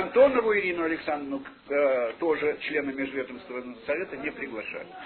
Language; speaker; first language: Russian; native; Russian